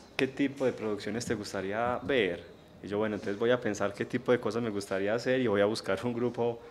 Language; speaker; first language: Spanish; native; Spanish